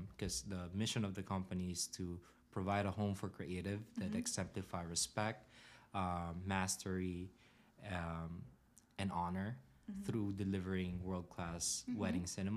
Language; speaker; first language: English; non-native, local second language; Filipino